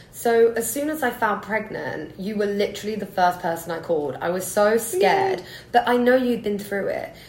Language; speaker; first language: English; native; English